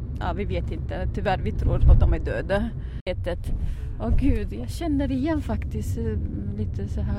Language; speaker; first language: Swedish; non-native, fluent; Arabic